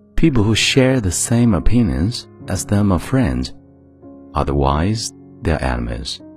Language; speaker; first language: English; non-native, fluent; Chinese